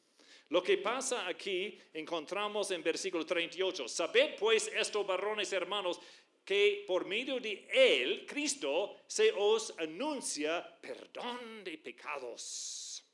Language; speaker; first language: Spanish; non-native, fluent; English